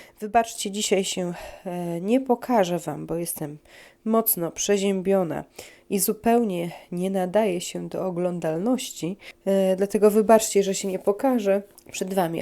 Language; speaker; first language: Polish; native; Polish